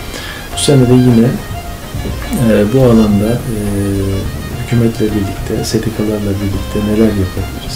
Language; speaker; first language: Turkish; native; Turkish